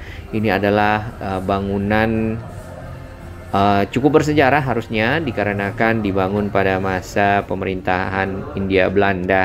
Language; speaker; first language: Indonesian; native; Indonesian